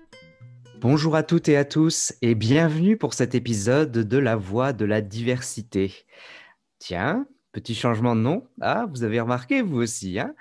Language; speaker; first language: French; native; French